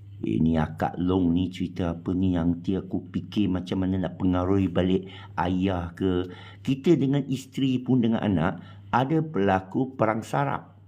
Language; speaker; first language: Malay; non-native, local second language; Chinese